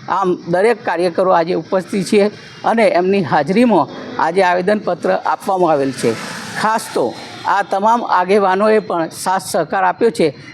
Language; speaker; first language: Gujarati; native; Gujarati